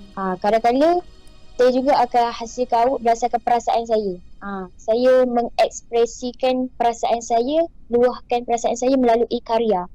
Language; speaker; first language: Malay; native; Malay